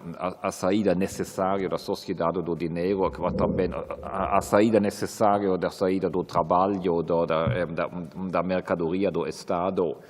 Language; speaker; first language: Portuguese; non-native, fluent; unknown